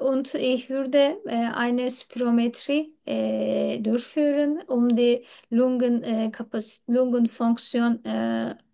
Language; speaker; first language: German; non-native, learner; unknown